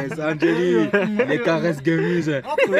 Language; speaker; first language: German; non-native, learner; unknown